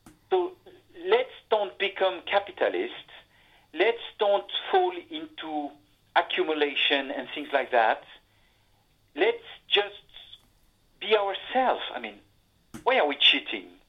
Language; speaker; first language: English; non-native, fluent; French